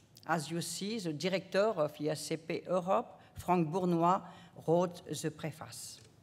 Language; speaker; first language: English; non-native, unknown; French